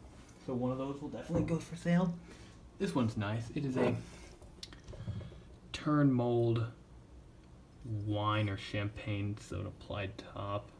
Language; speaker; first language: English; native; English